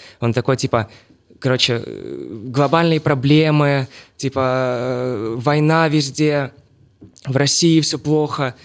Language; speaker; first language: Russian; native; Russian